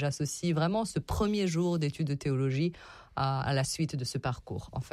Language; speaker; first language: French; non-native, fluent; Serbian